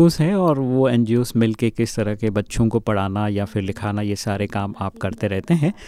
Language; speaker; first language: Hindi; native; Hindi